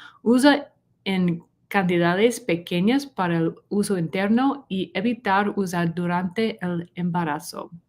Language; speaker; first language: Spanish; non-native, learner; English